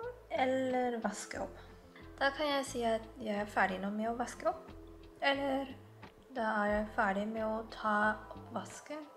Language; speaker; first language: Norwegian; non-native, learner; Filipino